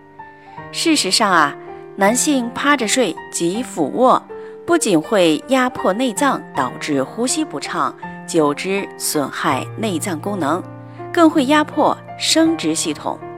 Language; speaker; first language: Chinese; native; Chinese